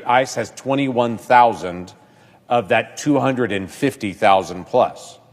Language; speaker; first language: English; native; English